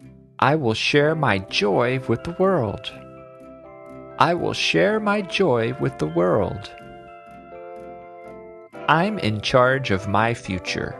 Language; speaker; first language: English; native; English